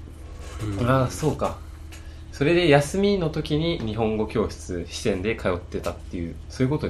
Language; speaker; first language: Japanese; native; Japanese